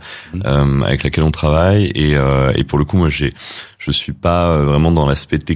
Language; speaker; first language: French; native; French